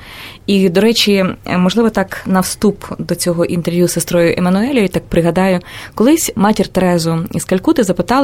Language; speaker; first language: Ukrainian; native; Ukrainian